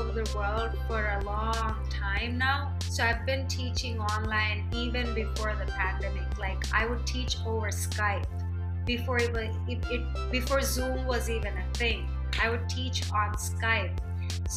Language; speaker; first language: English; non-native, local second language; Telugu